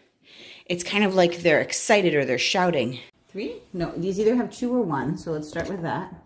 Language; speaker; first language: English; native; English